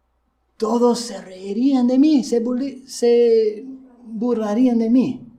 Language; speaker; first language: Spanish; non-native, fluent; English